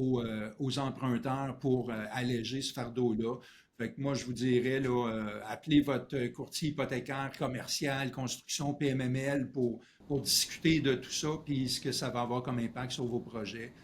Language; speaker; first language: French; native; French